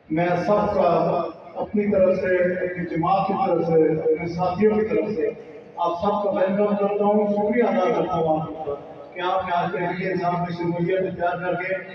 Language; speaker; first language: Urdu; non-native, local second language; Pahari-Potwari